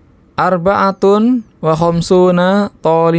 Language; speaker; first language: Arabic; non-native, learner; Indonesian